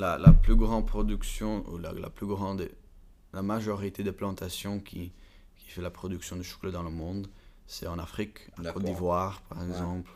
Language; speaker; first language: French; non-native, learner; Dutch